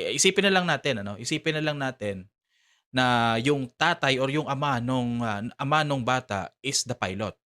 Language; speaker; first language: Filipino; non-native, local second language; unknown